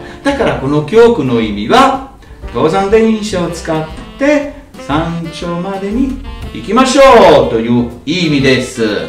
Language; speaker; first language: Japanese; non-native, fluent; Italian